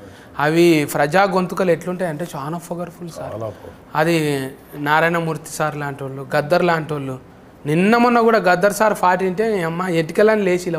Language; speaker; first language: Telugu; native; Telugu